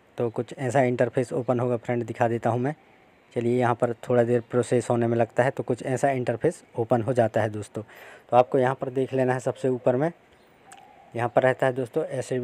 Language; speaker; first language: Hindi; native; Hindi